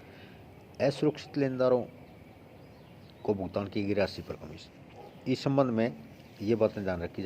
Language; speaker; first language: Hindi; native; Hindi